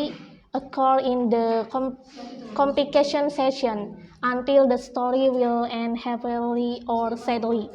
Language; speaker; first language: English; non-native, learner; Indonesian